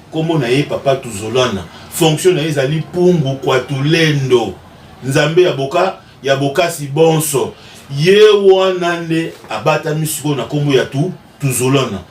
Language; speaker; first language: Lingala; non-native, local second language; Kongo